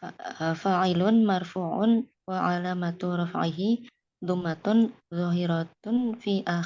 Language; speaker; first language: Arabic; non-native, learner; Indonesian